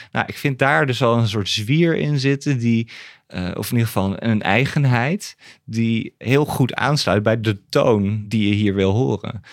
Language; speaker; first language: Dutch; native; Dutch